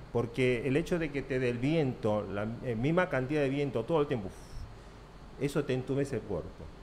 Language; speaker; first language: Spanish; early bilingual, other home language; Korean